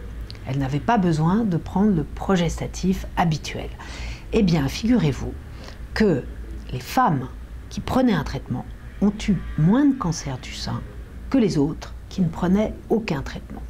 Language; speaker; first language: French; native; French